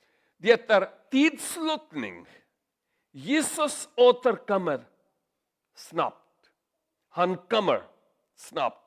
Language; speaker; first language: Swedish; non-native, learner; Urdu